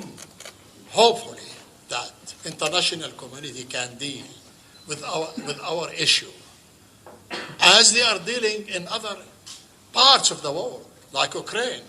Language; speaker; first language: English; non-native, fluent; Arabic